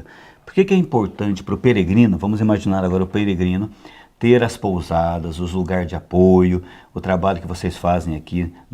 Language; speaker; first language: Portuguese; native; Portuguese